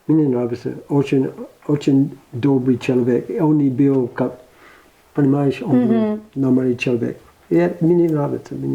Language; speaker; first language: Russian; non-native, learner; English